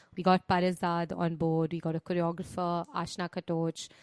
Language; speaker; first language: English; non-native, local second language; Hindi